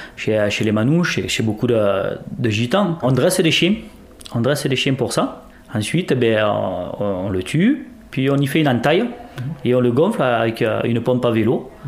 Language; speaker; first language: French; native; French